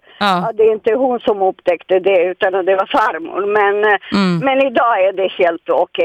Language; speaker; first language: Swedish; non-native, fluent; Serbian